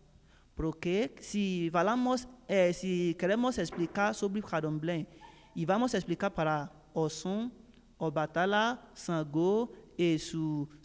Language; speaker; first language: Portuguese; non-native, learner; Yoruba